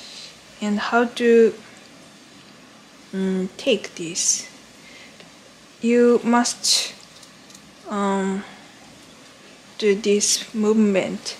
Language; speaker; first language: English; non-native, learner; Japanese